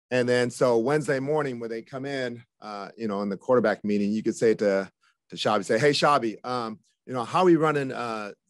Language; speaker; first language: English; native; English